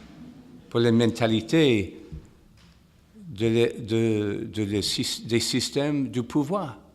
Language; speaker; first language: French; non-native, fluent; English